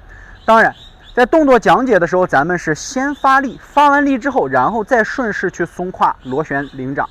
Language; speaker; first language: Chinese; native; Chinese